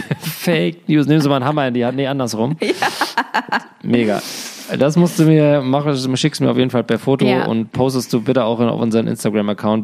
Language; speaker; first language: German; native; German